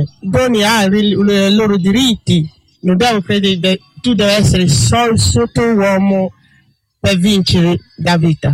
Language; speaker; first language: Italian; non-native, learner; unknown